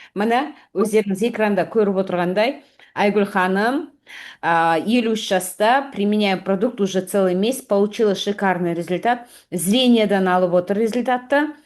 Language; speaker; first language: Russian; non-native, local second language; Kazakh